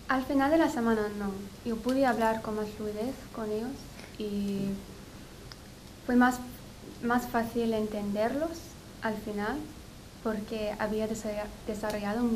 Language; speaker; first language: Spanish; non-native, fluent; English